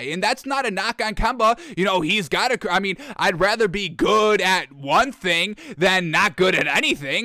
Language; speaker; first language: English; native; English